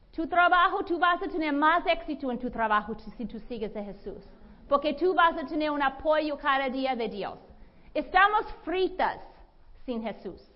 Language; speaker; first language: Spanish; non-native, fluent; English